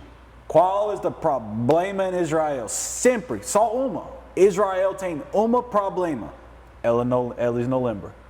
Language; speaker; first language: Portuguese; non-native, learner; English